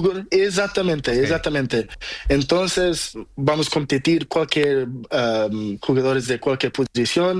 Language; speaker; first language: Spanish; non-native, learner; Portuguese